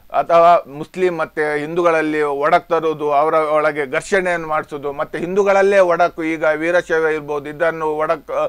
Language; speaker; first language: Kannada; native; Kannada